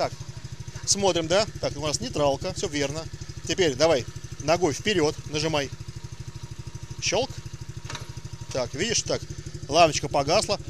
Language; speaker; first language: Russian; native; Russian